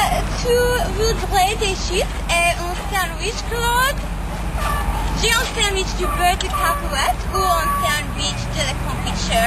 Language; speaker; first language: French; non-native, learner; English